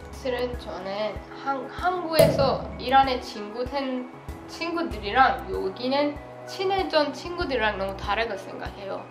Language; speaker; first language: Korean; non-native, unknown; Persian